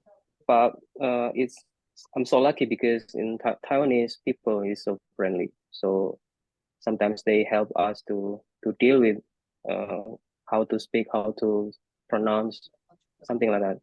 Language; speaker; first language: English; non-native, fluent; Indonesian